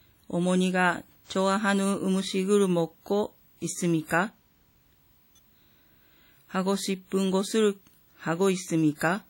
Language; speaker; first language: Korean; non-native, learner; Japanese